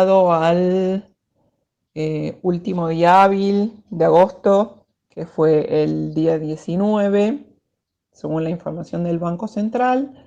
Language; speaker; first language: Spanish; native; Spanish